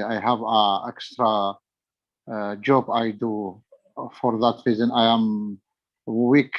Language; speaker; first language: English; non-native, learner; Arabic